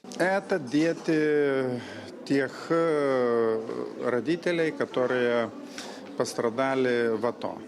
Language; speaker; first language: Russian; non-native, fluent; Lithuanian